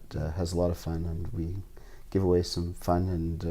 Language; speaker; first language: English; native; English